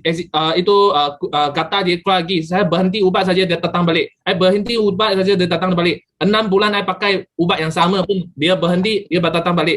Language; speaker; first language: Malay; native; Malay